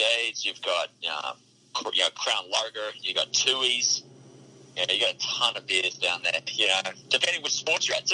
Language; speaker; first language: English; native; English